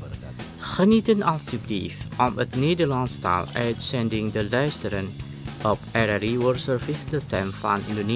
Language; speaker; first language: Dutch; non-native, learner; Indonesian